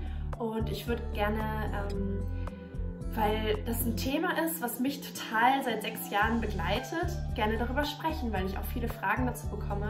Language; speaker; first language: German; native; German